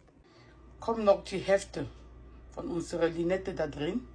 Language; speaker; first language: German; non-native, fluent; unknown